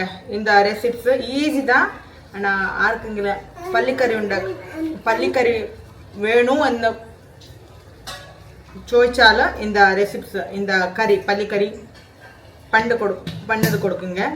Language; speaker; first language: Tamil; non-native, learner; Malayalam